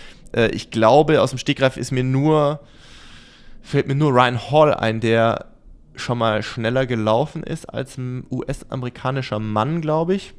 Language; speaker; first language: German; native; German